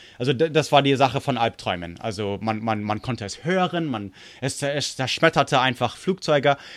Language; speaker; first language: German; non-native, fluent; English